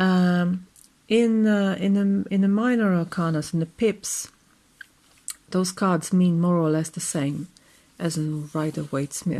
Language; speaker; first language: English; non-native, fluent; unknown